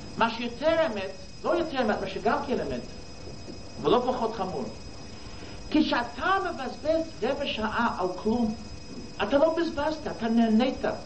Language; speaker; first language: Hebrew; non-native, fluent; English